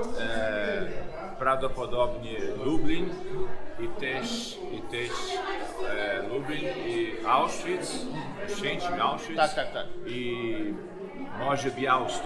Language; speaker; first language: Polish; non-native, learner; Portuguese